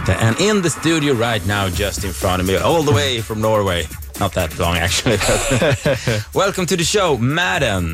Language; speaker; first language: English; non-native, fluent; Swedish